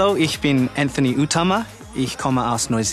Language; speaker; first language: German; non-native, learner; English